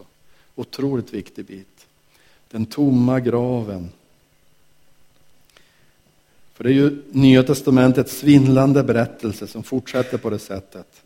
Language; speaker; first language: Swedish; native; Swedish